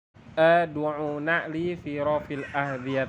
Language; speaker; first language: Arabic; non-native, learner; Indonesian